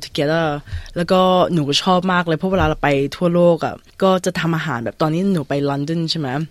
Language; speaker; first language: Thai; early bilingual, heritage; Thai